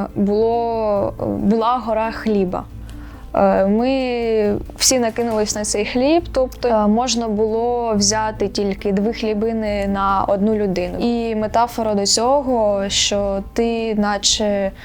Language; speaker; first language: Ukrainian; native; Ukrainian